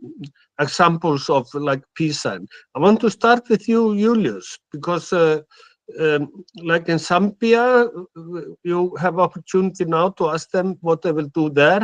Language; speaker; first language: English; non-native, fluent; Icelandic